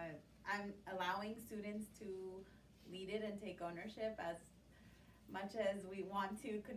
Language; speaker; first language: English; native; English